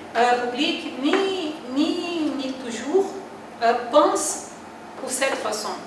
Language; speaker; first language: French; non-native, learner; Portuguese